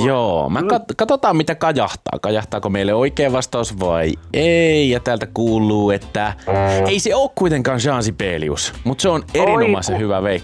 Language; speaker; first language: Finnish; native; Finnish